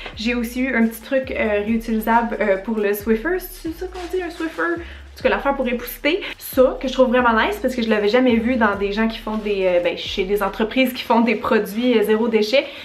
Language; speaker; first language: French; native; French